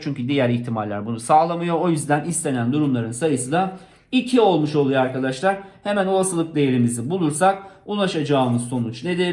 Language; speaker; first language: Turkish; native; Turkish